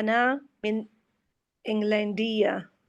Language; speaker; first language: Arabic; non-native, learner; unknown